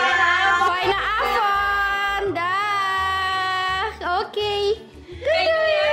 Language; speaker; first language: Dutch; non-native, fluent; Indonesian